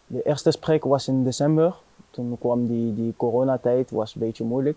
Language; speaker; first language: Dutch; non-native, fluent; French